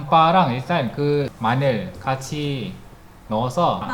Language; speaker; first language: Korean; non-native, fluent; Malay